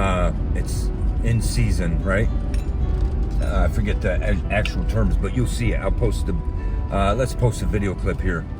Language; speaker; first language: English; native; English